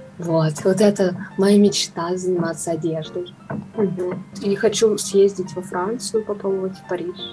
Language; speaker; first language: Russian; native; Russian